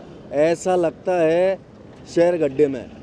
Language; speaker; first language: Hindi; native; Hindi